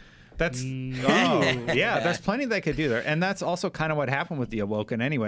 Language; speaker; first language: English; native; English